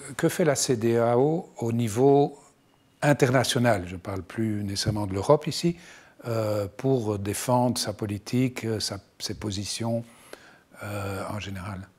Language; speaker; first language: French; non-native, local second language; Arabic